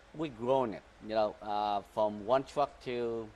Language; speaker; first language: English; early bilingual, other home language; Vietnamese